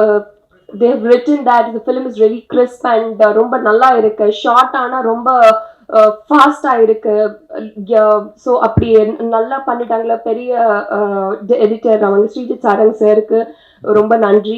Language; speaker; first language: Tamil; non-native, learner; Telugu